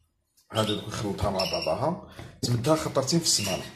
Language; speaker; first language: Arabic; native; Arabic